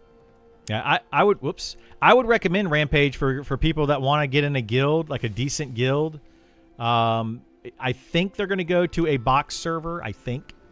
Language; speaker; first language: English; native; English